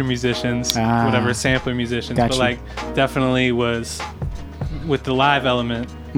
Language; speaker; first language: English; native; English